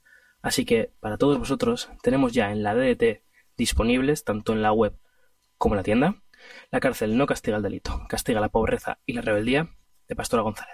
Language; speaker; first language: Spanish; native; Spanish